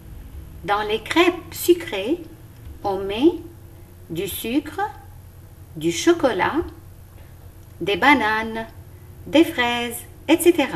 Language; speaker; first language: French; non-native, local second language; Arabic